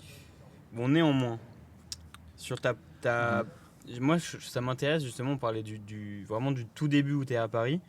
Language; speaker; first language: French; native; French